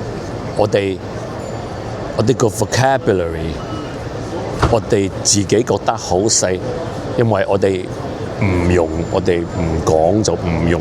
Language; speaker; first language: Cantonese; early bilingual, heritage; English